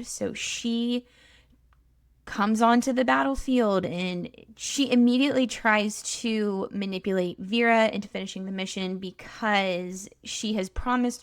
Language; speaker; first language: English; native; English